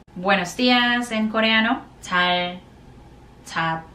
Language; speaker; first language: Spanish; non-native, fluent; Korean